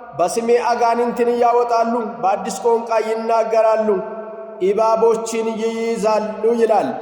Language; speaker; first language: Amharic; non-native, local second language; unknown